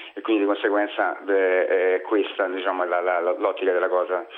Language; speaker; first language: Italian; non-native, fluent; Portuguese